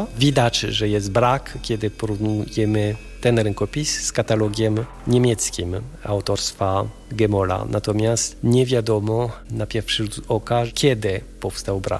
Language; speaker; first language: Polish; non-native, fluent; French